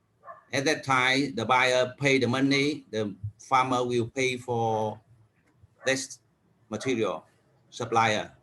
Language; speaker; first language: English; non-native, learner; Vietnamese